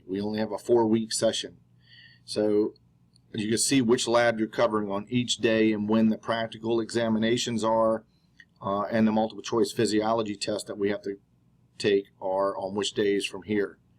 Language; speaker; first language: English; native; English